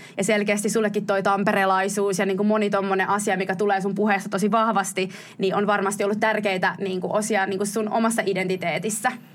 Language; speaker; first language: Finnish; native; Finnish